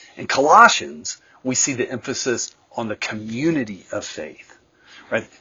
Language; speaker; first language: English; native; English